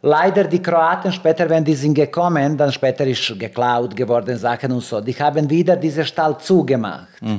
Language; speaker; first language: German; non-native, learner; Serbian